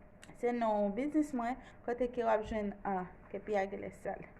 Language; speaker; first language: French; non-native, local second language; Haitian Creole